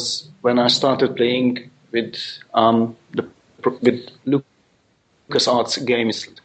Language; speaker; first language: English; non-native, fluent; Hungarian